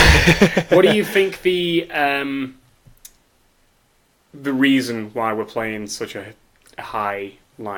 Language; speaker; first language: English; native; English